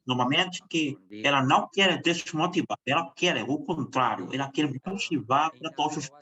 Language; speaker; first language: Portuguese; non-native, fluent; Spanish